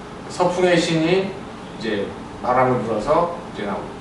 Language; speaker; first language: Korean; native; Korean